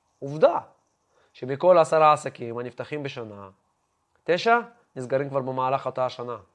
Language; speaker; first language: Hebrew; non-native, fluent; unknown